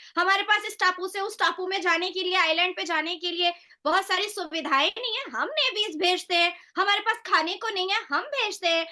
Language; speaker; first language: Hindi; native; Hindi